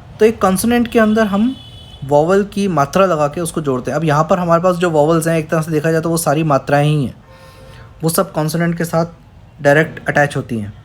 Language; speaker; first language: Hindi; native; Hindi